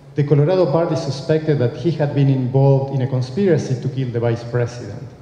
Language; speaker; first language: English; non-native, fluent; Spanish